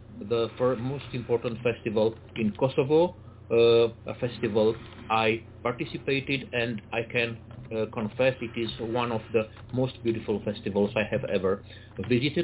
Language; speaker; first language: English; non-native, fluent; Romanian